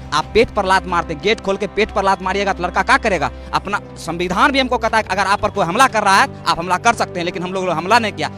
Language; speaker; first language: Hindi; native; Hindi